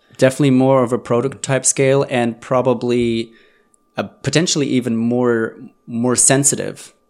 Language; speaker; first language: English; non-native, fluent; German